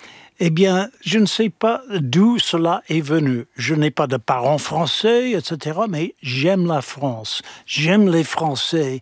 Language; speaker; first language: French; non-native, fluent; English